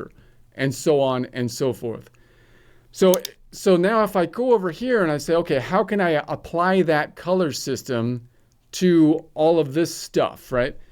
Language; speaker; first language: English; native; English